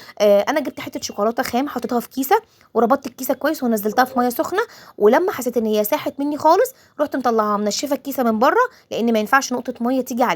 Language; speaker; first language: Arabic; native; Arabic